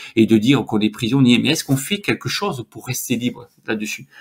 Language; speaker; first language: French; native; French